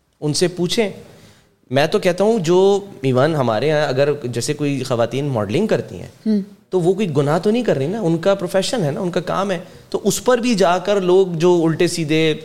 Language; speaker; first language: Urdu; native; Urdu